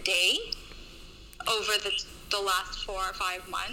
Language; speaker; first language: English; native; English